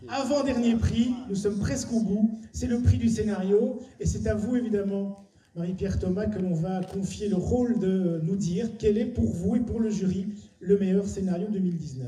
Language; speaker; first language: French; native; French